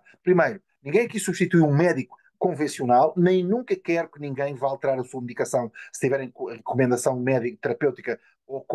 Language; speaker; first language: Portuguese; native; Portuguese